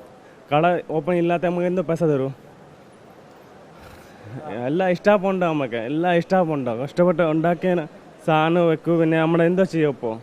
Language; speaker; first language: Malayalam; non-native, learner; Hindi